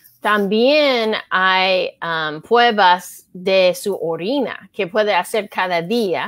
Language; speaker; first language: Spanish; non-native, learner; English